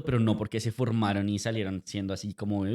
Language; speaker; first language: Spanish; native; Spanish